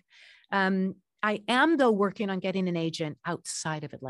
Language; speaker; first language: English; native; English